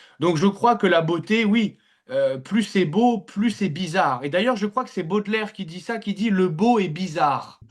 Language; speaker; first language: French; native; French